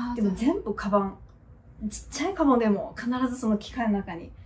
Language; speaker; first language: Japanese; non-native, fluent; Chinese